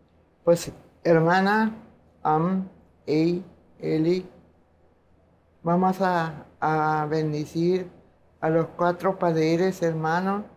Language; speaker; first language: Spanish; non-native, local second language; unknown